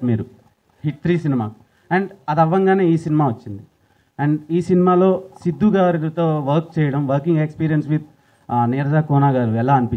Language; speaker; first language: Telugu; native; Telugu